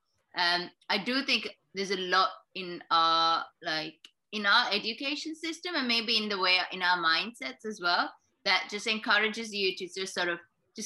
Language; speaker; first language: English; non-native, local second language; Sinhala